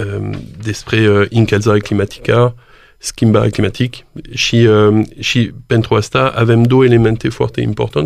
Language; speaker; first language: Romanian; non-native, learner; French